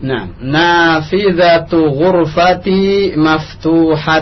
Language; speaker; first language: Arabic; non-native, fluent; Indonesian